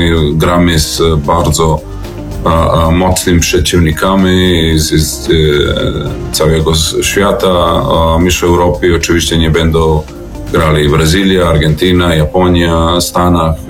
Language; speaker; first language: Polish; non-native, fluent; Serbian